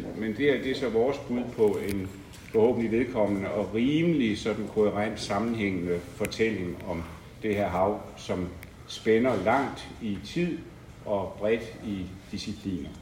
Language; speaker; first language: Danish; native; Danish